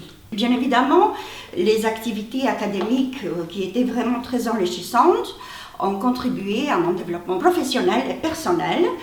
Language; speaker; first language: French; non-native, fluent; Albanian